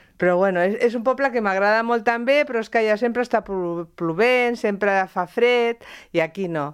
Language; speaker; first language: Catalan; non-native, local second language; Spanish